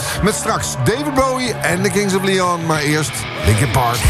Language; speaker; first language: Dutch; native; Dutch